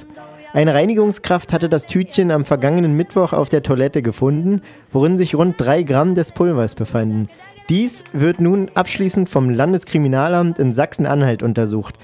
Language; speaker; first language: German; native; German